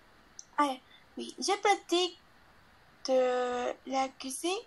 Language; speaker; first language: French; non-native, learner; Spanish